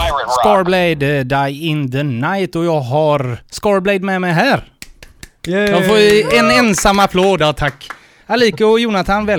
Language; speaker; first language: Swedish; native; Swedish